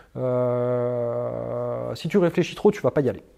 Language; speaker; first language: French; native; French